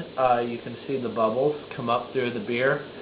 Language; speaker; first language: English; native; English